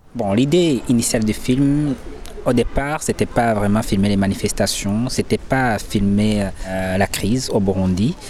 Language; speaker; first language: French; non-native, local second language; Rundi